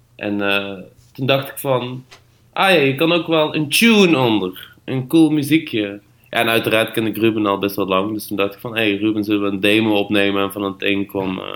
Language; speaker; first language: Dutch; native; Dutch